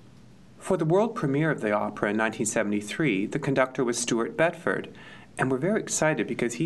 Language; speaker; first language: English; native; English